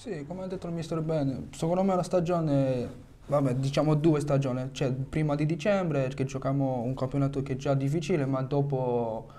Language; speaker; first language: Italian; non-native, fluent; French